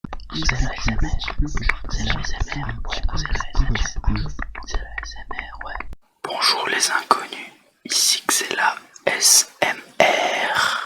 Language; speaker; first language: French; native; French